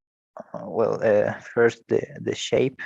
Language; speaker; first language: English; non-native, learner; Spanish